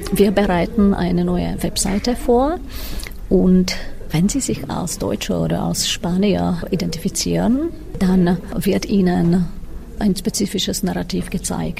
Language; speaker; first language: German; non-native, fluent; Czech